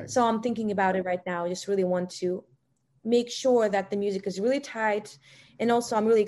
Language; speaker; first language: English; non-native, fluent; Russian